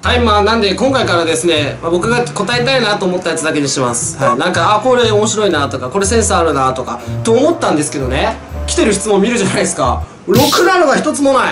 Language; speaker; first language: Japanese; native; Japanese